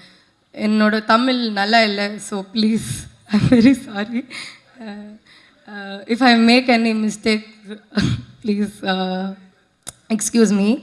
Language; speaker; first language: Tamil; non-native, learner; Kannada